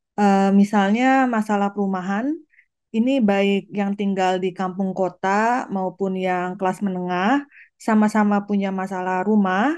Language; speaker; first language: Indonesian; native; Indonesian